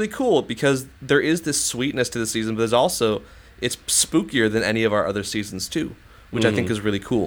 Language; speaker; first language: English; native; English